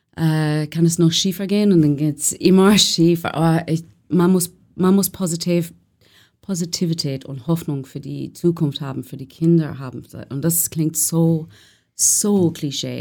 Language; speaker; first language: German; non-native, learner; English